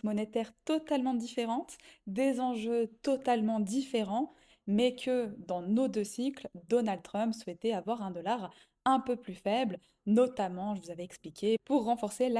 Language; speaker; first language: French; native; French